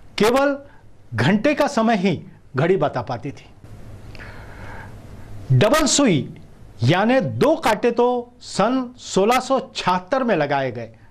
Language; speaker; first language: Hindi; non-native, local second language; Marathi